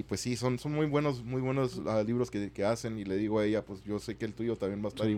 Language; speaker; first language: Spanish; early bilingual, heritage; Spanish